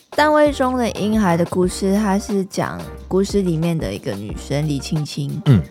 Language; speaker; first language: Chinese; non-native, fluent; Vietnamese